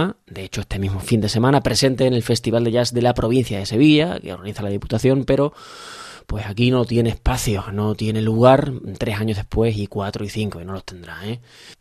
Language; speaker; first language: Spanish; native; Spanish